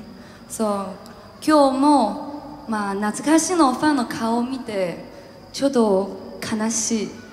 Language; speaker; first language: Japanese; non-native, learner; Chinese